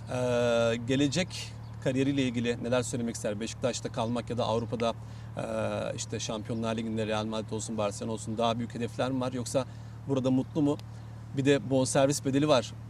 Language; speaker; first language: Turkish; native; Turkish